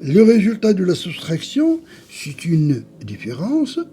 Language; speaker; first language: French; non-native, local second language; Arabic